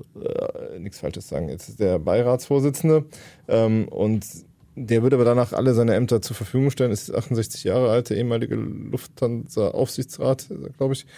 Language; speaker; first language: German; native; German